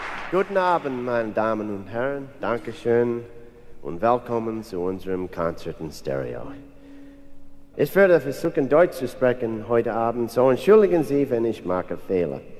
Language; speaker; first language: German; non-native, learner; English